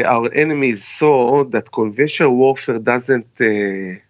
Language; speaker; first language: English; non-native, fluent; Hebrew